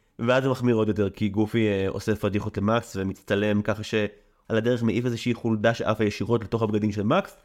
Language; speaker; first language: Hebrew; native; Hebrew